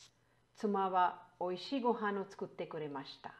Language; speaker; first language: Japanese; non-native, learner; English